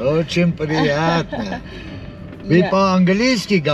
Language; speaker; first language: Russian; non-native, fluent; Armenian